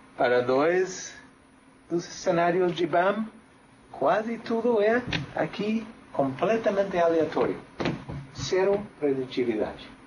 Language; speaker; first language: Portuguese; non-native, fluent; English